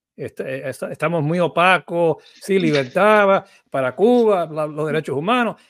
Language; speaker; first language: Spanish; early bilingual, heritage; Spanish